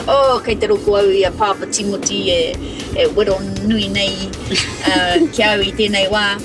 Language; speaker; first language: Māori; non-native, local second language; English